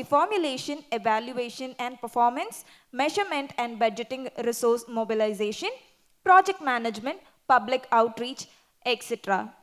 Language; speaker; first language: English; non-native, local second language; Tamil